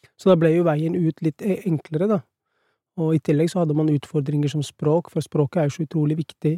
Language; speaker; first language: Norwegian; early bilingual, other home language; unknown